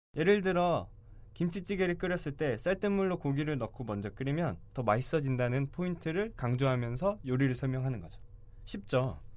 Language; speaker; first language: Korean; native; Korean